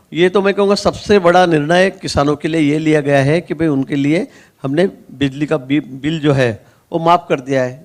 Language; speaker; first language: Hindi; non-native, local second language; Marathi